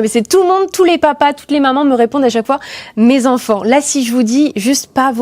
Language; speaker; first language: French; native; French